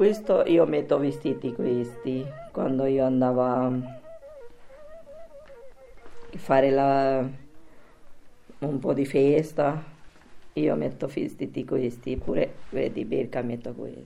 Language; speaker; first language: Italian; non-native, learner; Urdu